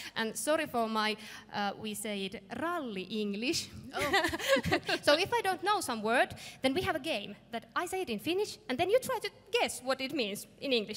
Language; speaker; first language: English; non-native, fluent; Finnish